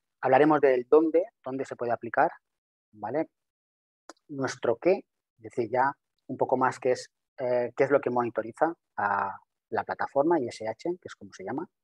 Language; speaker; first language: Spanish; non-native, local second language; Catalan